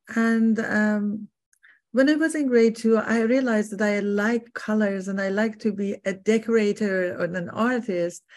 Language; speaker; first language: English; non-native, fluent; Persian